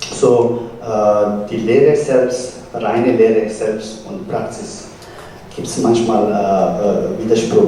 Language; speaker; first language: German; non-native, fluent; Tibetan